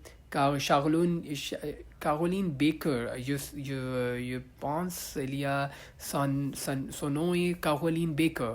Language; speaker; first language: French; non-native, learner; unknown